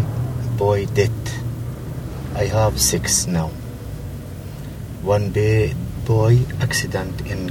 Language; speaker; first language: English; non-native, learner; Arabic